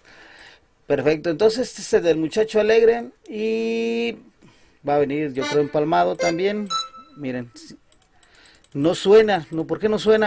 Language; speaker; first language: Spanish; native; Spanish